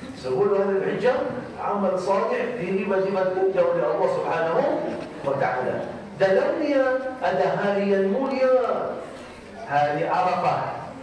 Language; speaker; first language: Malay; non-native, fluent; Arabic